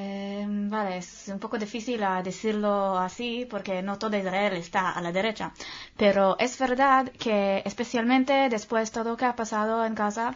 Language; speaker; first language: Spanish; non-native, fluent; Hebrew